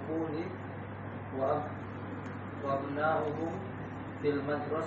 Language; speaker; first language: Arabic; non-native, learner; Indonesian